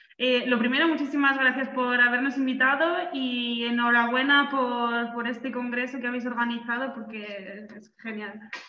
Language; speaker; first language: Spanish; native; Spanish